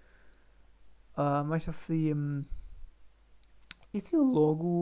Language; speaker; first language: Portuguese; non-native, learner; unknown